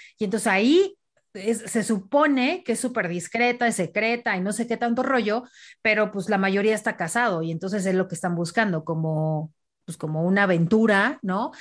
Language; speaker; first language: Spanish; native; Spanish